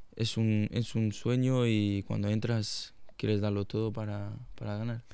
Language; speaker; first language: Spanish; non-native, fluent; French